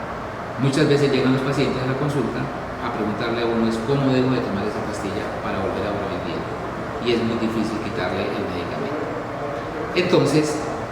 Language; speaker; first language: Spanish; native; Spanish